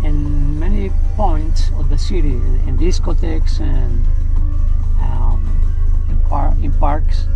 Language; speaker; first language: English; non-native, learner; Spanish